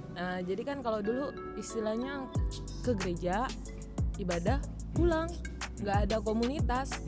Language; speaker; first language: Indonesian; native; Indonesian